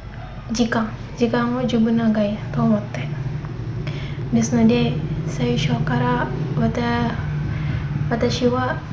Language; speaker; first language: Japanese; non-native, learner; Indonesian